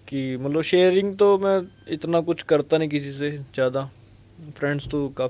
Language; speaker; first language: Hindi; non-native, local second language; Punjabi